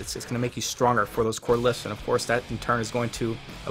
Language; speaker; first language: English; native; English